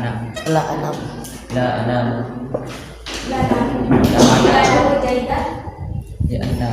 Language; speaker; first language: Arabic; non-native, learner; Indonesian